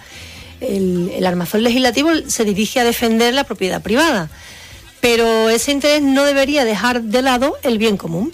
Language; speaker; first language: Spanish; native; Spanish